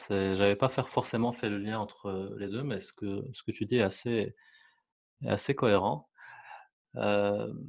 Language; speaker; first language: French; non-native, local second language; Arabic